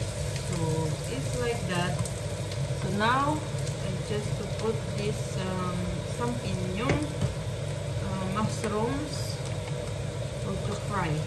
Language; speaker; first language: English; non-native, learner; Filipino